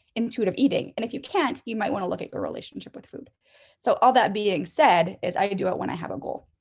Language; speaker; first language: English; native; English